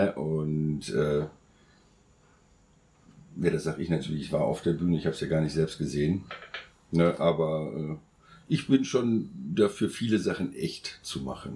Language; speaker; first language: German; native; German